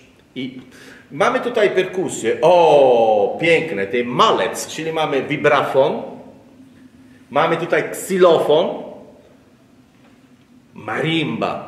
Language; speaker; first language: Polish; non-native, learner; Italian